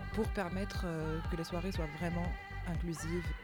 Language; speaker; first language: French; non-native, local second language; Arabic